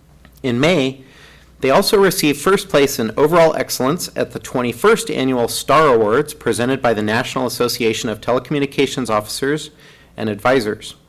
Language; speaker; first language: English; native; English